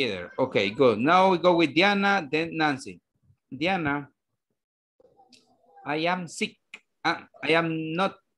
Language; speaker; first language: English; non-native, fluent; Spanish